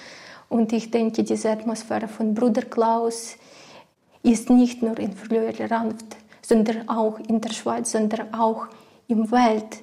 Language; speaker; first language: German; non-native, learner; Ukrainian